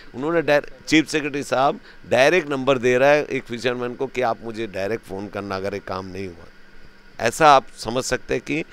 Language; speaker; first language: Hindi; native; Hindi